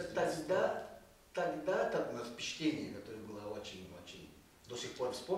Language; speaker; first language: Russian; non-native, fluent; Portuguese